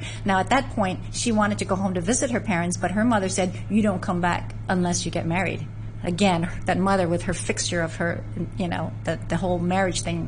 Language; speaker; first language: English; native; English